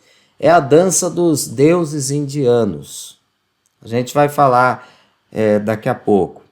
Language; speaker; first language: Portuguese; native; Portuguese